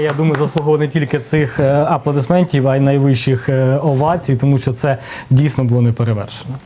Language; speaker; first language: Ukrainian; native; Ukrainian